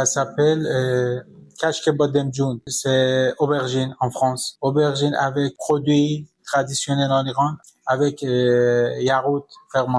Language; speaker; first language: French; non-native, learner; Persian